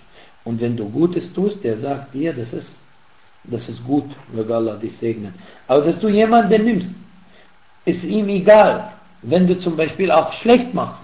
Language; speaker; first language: German; non-native, fluent; Arabic